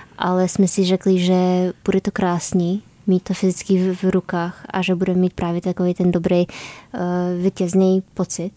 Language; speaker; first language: Czech; non-native, fluent; Polish